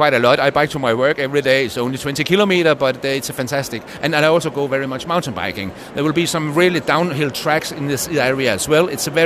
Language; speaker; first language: English; non-native, fluent; Danish